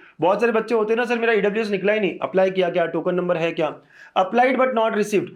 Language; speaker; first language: Hindi; native; Hindi